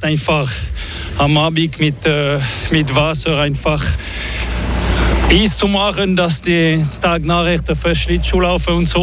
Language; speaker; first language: German; non-native, learner; French